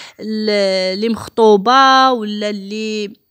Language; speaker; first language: Arabic; native; Arabic